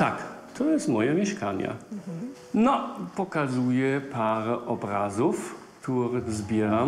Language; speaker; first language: Polish; non-native, fluent; German